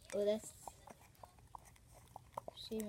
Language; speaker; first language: English; native; English